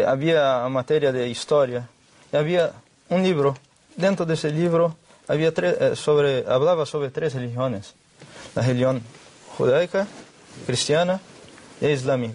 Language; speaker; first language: Spanish; non-native, learner; Portuguese